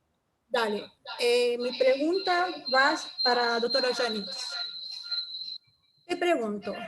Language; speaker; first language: Spanish; non-native, learner; Portuguese